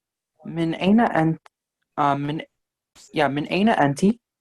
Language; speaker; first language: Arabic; non-native, learner; English